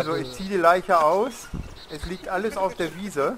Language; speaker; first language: German; native; German